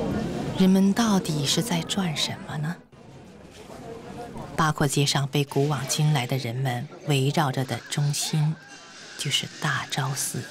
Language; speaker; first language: Chinese; native; Chinese